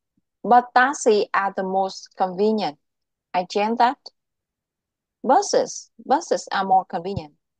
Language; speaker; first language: English; non-native, local second language; Vietnamese